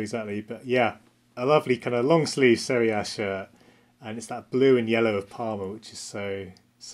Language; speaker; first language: English; native; English